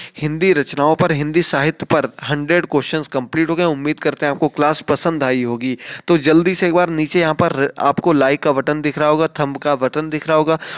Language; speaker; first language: Hindi; native; Hindi